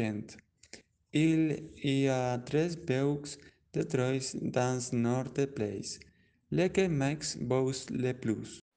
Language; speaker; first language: French; non-native, learner; Spanish